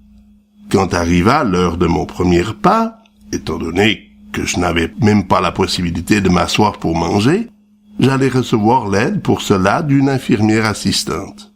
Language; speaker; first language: French; native; French